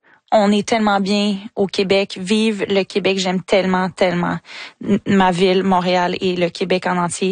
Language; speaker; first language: French; native; French